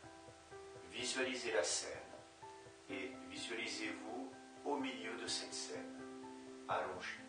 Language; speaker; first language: French; native; French